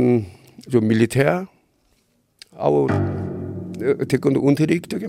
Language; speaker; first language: German; non-native, learner; Korean